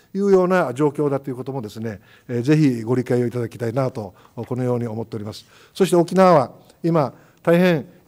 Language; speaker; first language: Japanese; native; Japanese